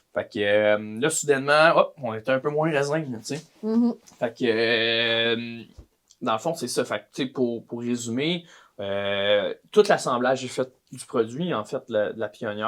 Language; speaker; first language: French; native; French